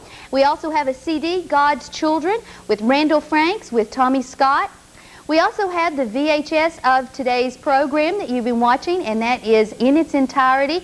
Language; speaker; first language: English; native; English